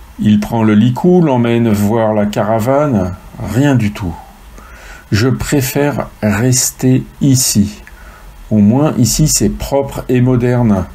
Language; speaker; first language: French; native; French